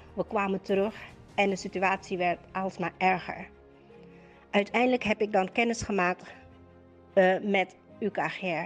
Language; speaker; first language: Dutch; native; Dutch